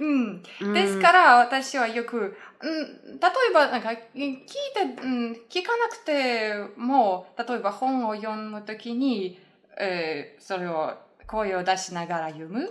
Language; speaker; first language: Japanese; non-native, fluent; Russian